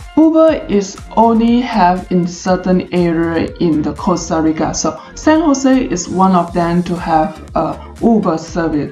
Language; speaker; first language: English; non-native, fluent; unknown